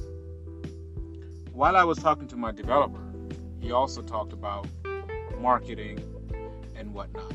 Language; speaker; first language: English; non-native, local second language; Urdu